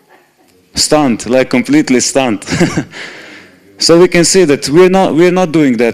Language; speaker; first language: English; non-native, fluent; Slovenian